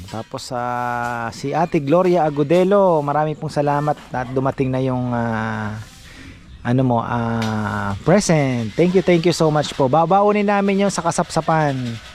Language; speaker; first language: Filipino; non-native, local second language; Pampanga